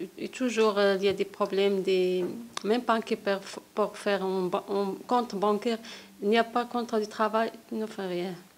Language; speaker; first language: French; non-native, learner; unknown